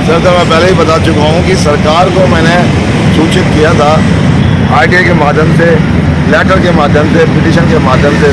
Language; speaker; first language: Hindi; native; Hindi